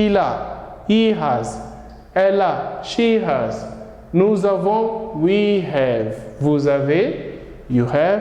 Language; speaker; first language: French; non-native, fluent; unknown